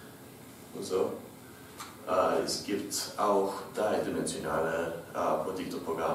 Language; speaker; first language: German; non-native, learner; English